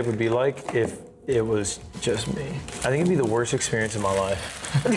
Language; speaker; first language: English; native; English